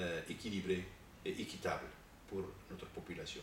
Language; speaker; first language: French; non-native, local second language; Arabic